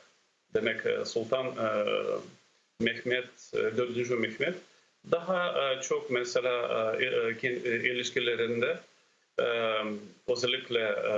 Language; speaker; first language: Turkish; non-native, fluent; Ukrainian